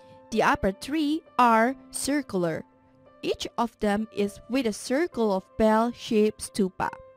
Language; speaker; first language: English; non-native, fluent; Indonesian